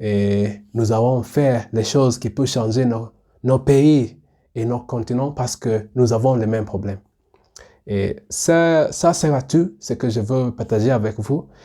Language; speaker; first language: French; non-native, learner; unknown